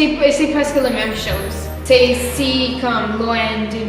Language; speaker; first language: French; non-native, learner; English